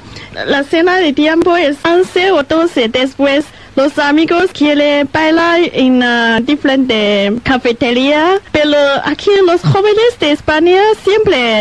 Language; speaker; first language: Spanish; non-native, learner; Chinese